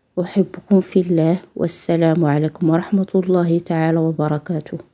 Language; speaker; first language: Arabic; native; Arabic